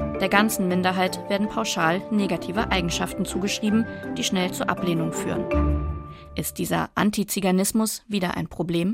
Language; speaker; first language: German; native; German